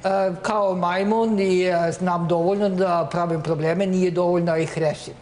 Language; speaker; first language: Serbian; non-native, learner; Norwegian